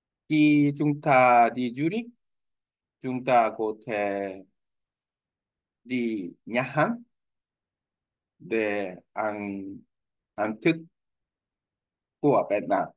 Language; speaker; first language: Vietnamese; non-native, learner; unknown